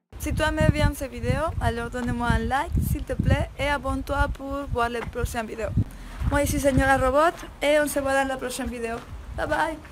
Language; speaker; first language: French; non-native, fluent; Spanish